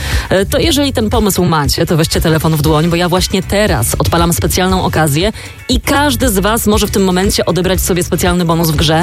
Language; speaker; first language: Polish; native; Polish